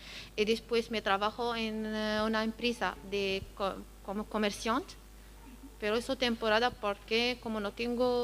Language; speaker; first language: Spanish; non-native, learner; Arabic